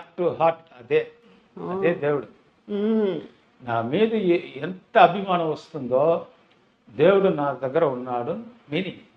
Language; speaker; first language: Telugu; non-native, learner; Tamil